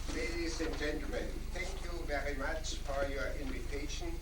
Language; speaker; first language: English; non-native, fluent; German